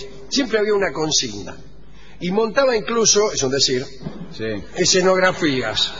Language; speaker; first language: Spanish; native; Spanish